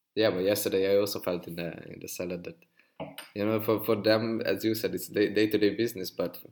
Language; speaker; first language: English; non-native, fluent; Hungarian